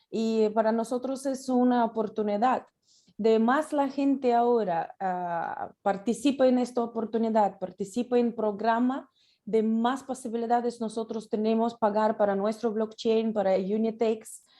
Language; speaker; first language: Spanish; non-native, learner; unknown